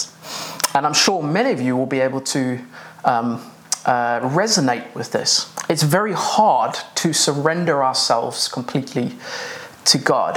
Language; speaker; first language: English; native; English